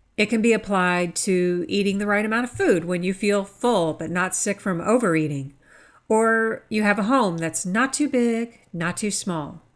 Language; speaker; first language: English; native; English